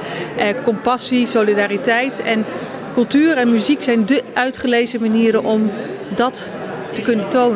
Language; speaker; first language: Dutch; native; Dutch